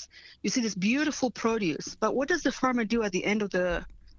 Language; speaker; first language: English; non-native, local second language; Swahili